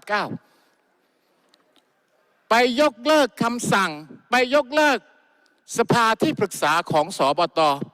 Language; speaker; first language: Thai; non-native, local second language; Malay